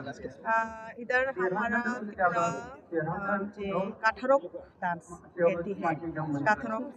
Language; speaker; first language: Hindi; non-native, learner; Kok Borok